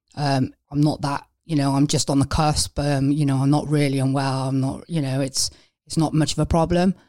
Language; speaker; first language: English; native; English